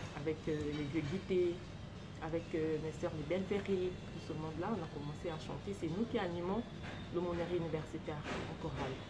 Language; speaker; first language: French; non-native, local second language; Lingala